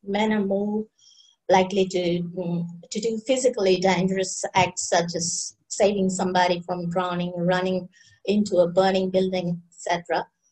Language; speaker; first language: English; non-native, local second language; Bangla